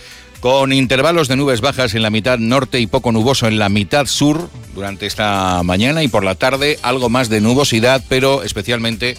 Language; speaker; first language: Spanish; native; Spanish